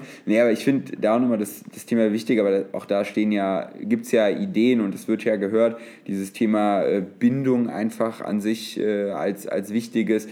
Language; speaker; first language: German; native; German